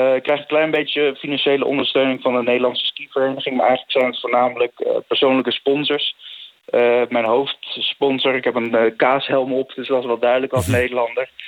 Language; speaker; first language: Dutch; native; Dutch